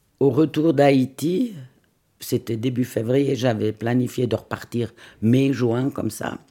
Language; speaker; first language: French; non-native, fluent; Swiss German